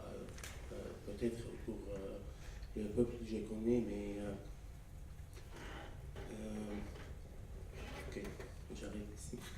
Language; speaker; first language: French; non-native, learner; Arabic